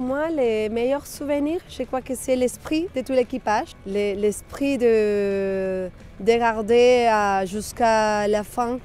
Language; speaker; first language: French; non-native, fluent; Spanish